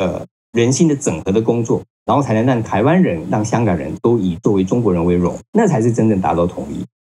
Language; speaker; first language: Chinese; native; Chinese